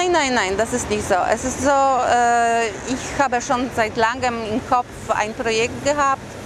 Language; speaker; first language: German; non-native, fluent; Polish